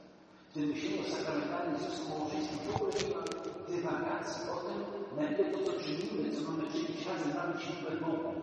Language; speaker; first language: Polish; native; Polish